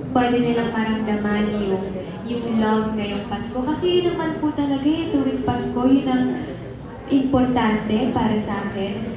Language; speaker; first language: Filipino; native; Filipino